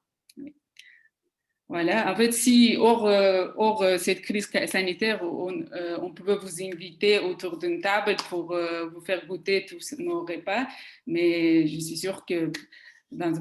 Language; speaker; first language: French; non-native, fluent; Kazakh